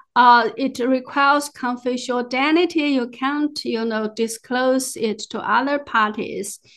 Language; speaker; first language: English; non-native, fluent; Chinese